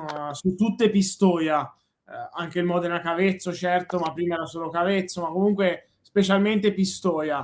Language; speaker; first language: Italian; native; Italian